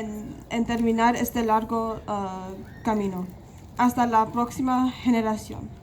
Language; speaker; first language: Spanish; non-native, local second language; English